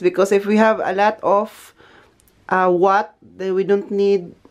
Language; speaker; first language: English; non-native, local second language; Filipino